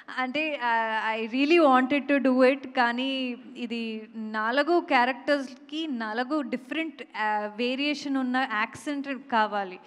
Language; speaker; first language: Telugu; non-native, local second language; Kannada